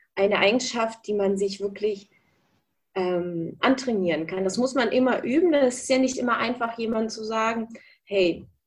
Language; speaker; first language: German; early bilingual, other home language; Russian